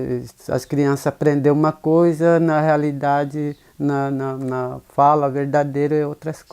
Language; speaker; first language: Portuguese; non-native, local second language; Guarani